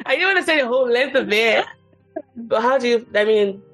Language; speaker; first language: English; non-native, local second language; Yoruba